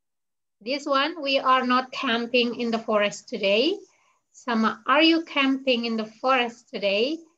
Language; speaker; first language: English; non-native, fluent; Indonesian